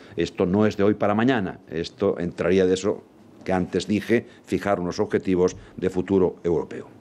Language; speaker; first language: Spanish; non-native, local second language; Catalan